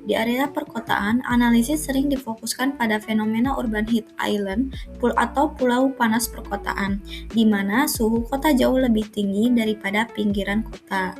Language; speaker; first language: Indonesian; native; Indonesian